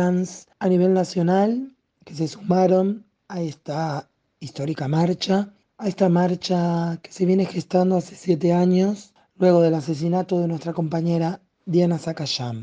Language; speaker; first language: Spanish; native; Spanish